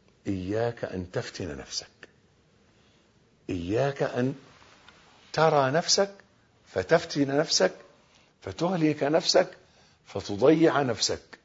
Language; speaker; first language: Arabic; native; Arabic